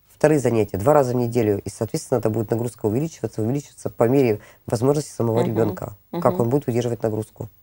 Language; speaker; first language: Russian; native; Russian